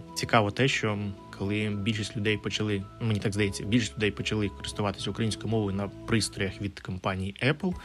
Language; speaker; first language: Ukrainian; non-native, local second language; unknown